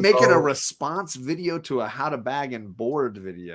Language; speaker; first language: English; native; English